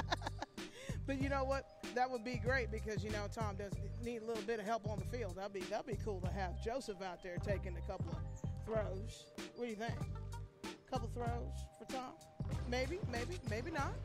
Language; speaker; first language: English; native; English